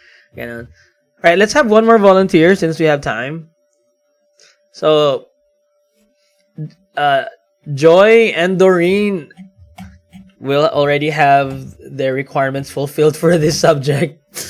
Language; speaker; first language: English; non-native, local second language; Filipino